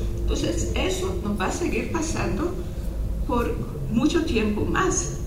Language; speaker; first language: Spanish; non-native, local second language; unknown